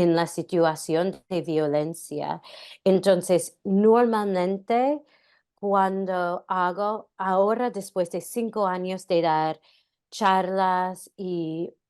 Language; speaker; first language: Spanish; non-native, fluent; English